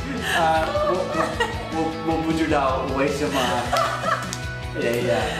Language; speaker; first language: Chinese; non-native, learner; English